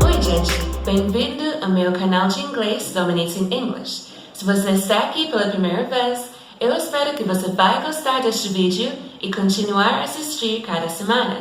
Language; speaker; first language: Portuguese; non-native, fluent; English